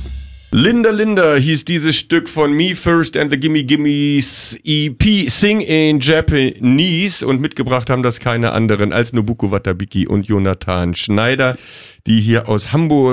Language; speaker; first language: German; native; German